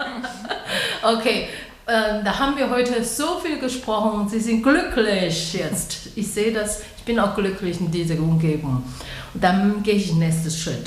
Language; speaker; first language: German; non-native, learner; Chinese